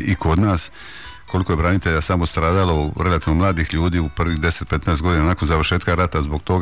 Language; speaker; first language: Croatian; native; Croatian